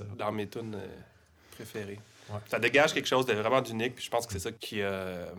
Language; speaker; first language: French; native; French